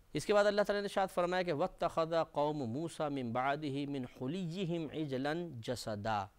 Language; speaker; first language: Urdu; native; Urdu